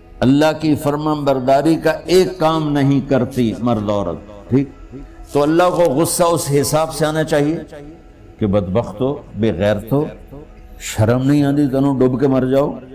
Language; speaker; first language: Urdu; non-native, local second language; Punjabi